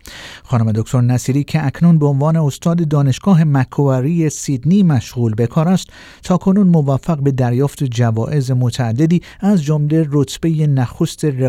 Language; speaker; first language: Persian; native; Persian